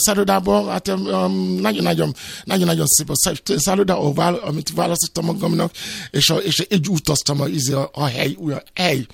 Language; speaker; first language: Hungarian; non-native, fluent; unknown